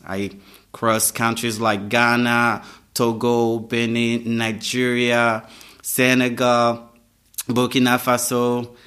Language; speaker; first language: English; non-native, fluent; French